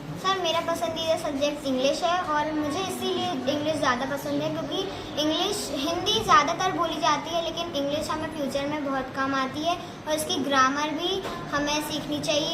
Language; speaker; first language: Hindi; native; Hindi